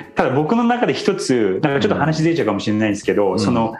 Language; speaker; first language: Japanese; native; Japanese